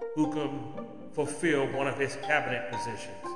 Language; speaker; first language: English; native; English